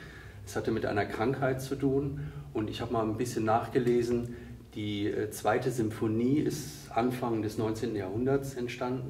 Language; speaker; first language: German; native; German